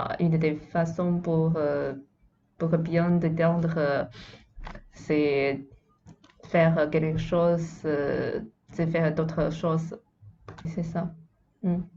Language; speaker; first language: French; non-native, fluent; Chinese